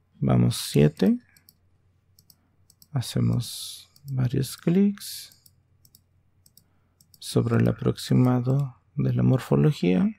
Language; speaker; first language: Spanish; native; Spanish